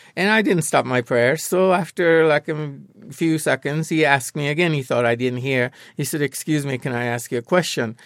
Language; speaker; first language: English; non-native, fluent; Persian